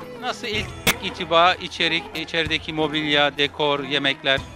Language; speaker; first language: Turkish; native; Turkish